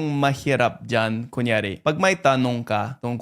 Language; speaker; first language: Filipino; non-native, fluent; English